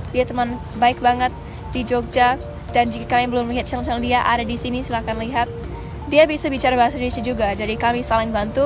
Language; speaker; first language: Indonesian; early bilingual, other home language; English